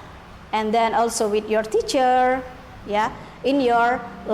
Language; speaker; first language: English; non-native, learner; Indonesian